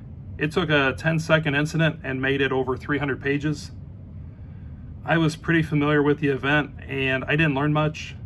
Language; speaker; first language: English; native; English